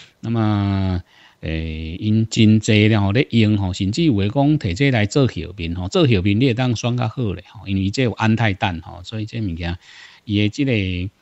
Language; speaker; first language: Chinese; non-native, local second language; Min Nan Chinese